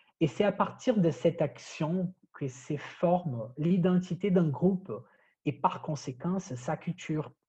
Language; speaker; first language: French; non-native, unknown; Portuguese